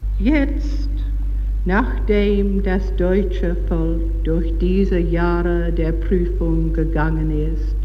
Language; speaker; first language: German; non-native, learner; English